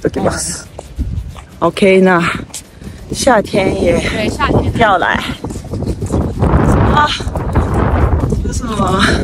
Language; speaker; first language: Chinese; non-native, learner; Japanese